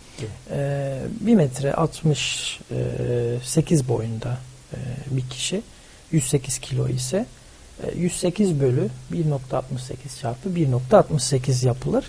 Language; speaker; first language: Turkish; early bilingual, heritage; Turkish